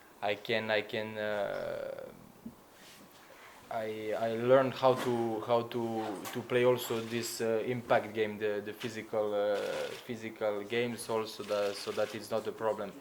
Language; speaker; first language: English; non-native, learner; Slovenian